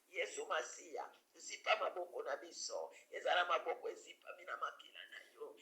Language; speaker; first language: Lingala; native; Lingala